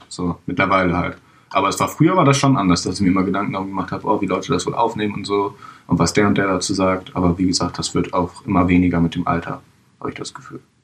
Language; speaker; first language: German; native; German